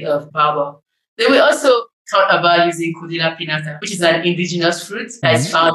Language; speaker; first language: English; non-native, local second language; Igbo